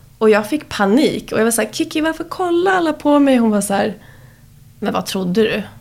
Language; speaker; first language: Swedish; early bilingual, heritage; Swedish